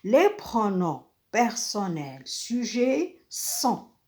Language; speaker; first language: French; non-native, local second language; Arabic